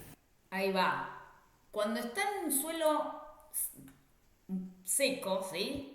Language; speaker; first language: Spanish; native; Spanish